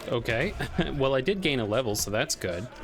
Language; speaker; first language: English; native; English